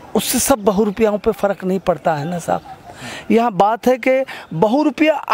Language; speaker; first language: Hindi; non-native, local second language; Gujarati